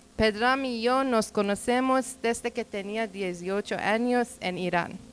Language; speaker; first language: Spanish; non-native, learner; Persian